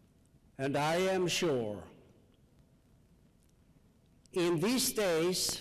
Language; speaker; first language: English; non-native, learner; Swedish